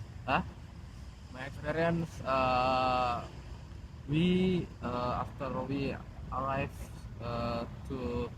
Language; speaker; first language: English; non-native, learner; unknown